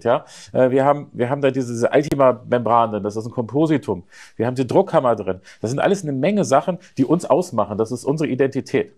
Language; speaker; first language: German; native; German